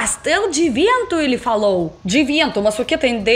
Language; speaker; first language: Portuguese; non-native, learner; Russian